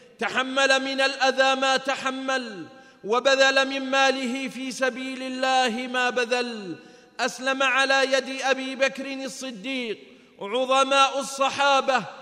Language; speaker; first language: Arabic; native; Arabic